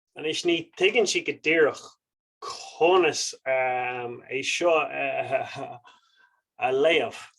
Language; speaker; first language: Irish; non-native, local second language; English